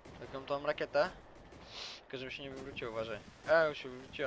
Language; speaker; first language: Polish; native; Polish